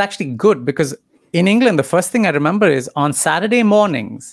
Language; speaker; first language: English; non-native, local second language; Tamil